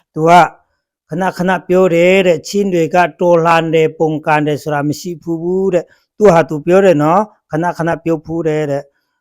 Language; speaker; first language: Burmese; non-native, local second language; Hakha Chin